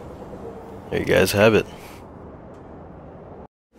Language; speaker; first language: English; native; English